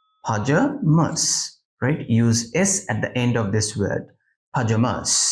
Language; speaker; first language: English; non-native, local second language; Bangla